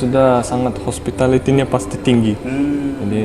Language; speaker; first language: Indonesian; non-native, fluent; Turkmen